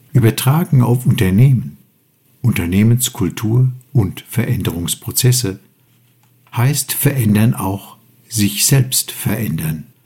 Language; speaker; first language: German; native; German